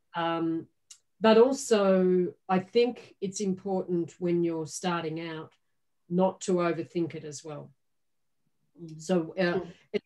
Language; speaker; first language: English; native; English